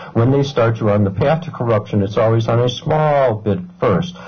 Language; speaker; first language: English; native; English